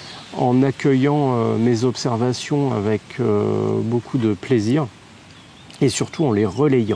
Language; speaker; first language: French; native; French